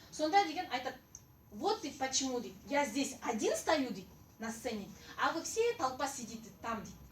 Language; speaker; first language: Russian; non-native, local second language; Kazakh